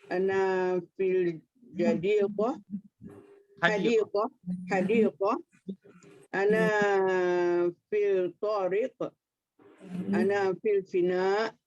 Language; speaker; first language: Arabic; non-native, learner; Malay